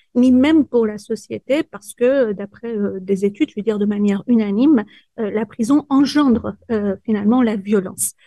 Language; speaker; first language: French; early bilingual, other home language; Persian